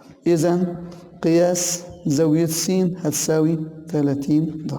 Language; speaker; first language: Arabic; native; Arabic